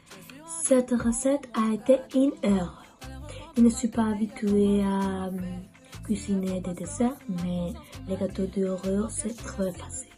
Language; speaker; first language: French; non-native, learner; Spanish